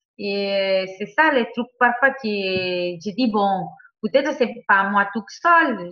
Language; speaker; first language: French; non-native, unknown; Spanish